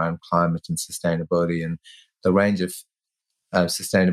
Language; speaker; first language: English; non-native, local second language; Tamil